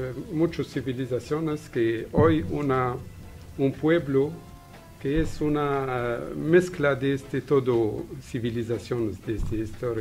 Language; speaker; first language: Spanish; non-native, fluent; Arabic